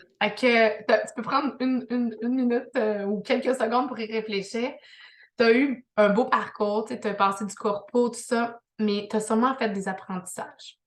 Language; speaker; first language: French; native; French